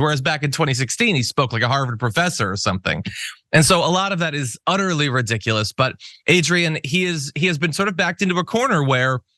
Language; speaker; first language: English; native; English